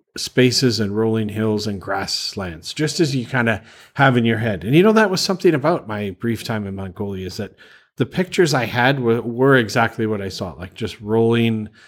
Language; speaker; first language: English; native; English